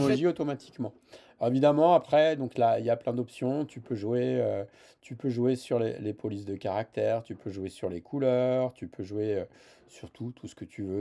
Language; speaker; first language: French; native; French